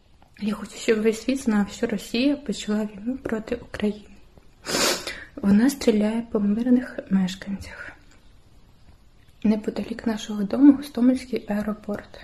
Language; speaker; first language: Ukrainian; native; Ukrainian